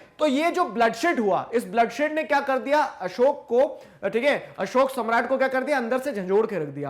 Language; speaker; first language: Hindi; native; Hindi